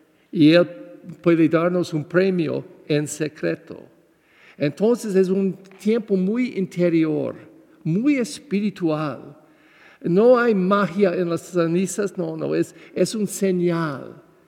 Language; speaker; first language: Spanish; non-native, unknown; English